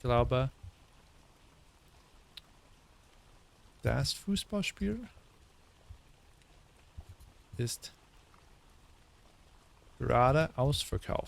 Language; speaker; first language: German; non-native, learner; English